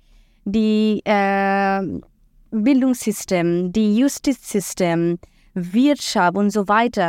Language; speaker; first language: German; non-native, fluent; Bangla